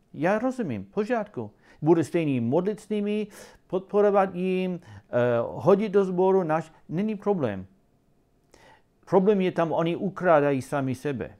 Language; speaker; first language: Czech; non-native, learner; English